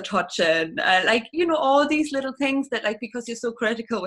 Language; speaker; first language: English; non-native, fluent; German